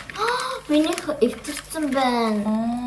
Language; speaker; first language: Mongolian; early bilingual, heritage; Mongolian